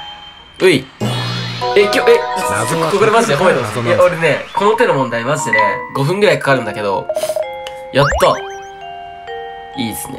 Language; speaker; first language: Japanese; native; Japanese